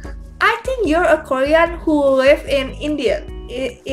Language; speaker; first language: English; non-native, learner; Indonesian